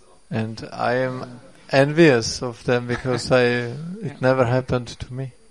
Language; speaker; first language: English; non-native, fluent; Czech